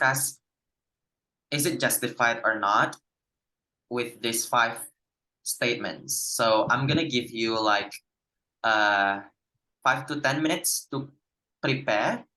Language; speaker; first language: English; non-native, fluent; Indonesian